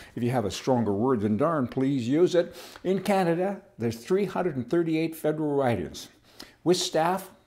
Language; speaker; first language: English; native; English